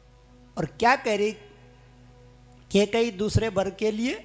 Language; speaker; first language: Hindi; native; Hindi